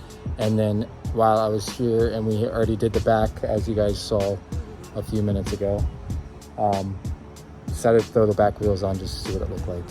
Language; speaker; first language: English; native; English